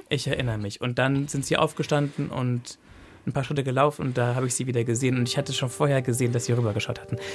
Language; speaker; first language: German; native; German